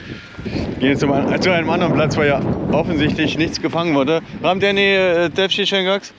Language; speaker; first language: German; native; German